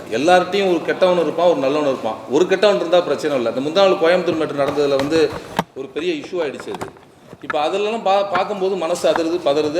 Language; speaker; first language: Tamil; native; Tamil